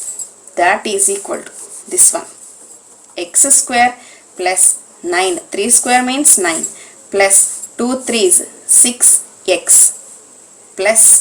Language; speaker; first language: English; non-native, local second language; Telugu